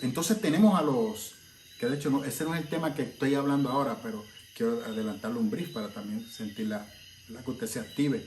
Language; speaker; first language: Spanish; native; Spanish